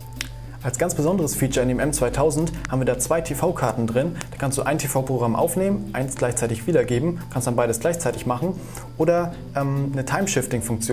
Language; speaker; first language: German; native; German